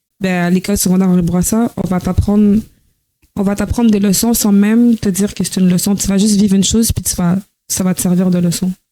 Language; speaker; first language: French; native; French